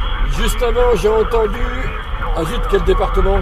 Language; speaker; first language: French; native; French